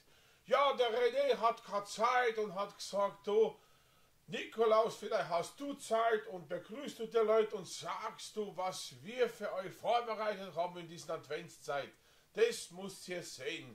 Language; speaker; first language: German; non-native, fluent; Slovenian